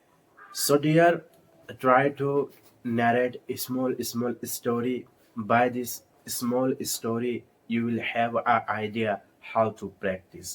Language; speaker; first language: English; non-native, learner; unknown